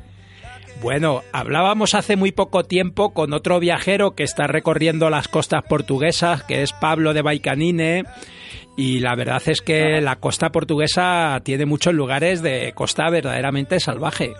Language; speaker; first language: Spanish; native; Spanish